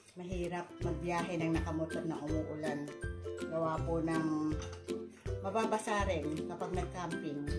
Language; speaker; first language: Filipino; non-native, local second language; Iloko